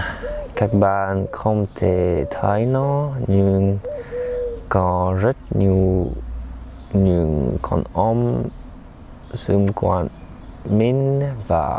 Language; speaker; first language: Vietnamese; non-native, learner; French